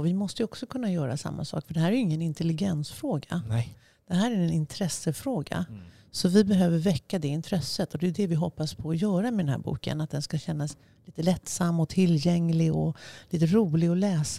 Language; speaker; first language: Swedish; native; Swedish